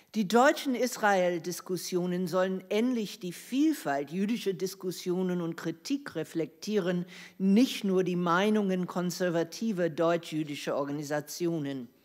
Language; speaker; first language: German; non-native, fluent; English